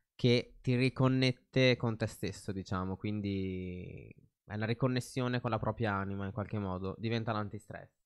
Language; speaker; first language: Italian; native; Italian